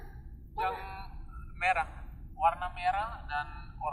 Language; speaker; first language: Indonesian; non-native, learner; Dutch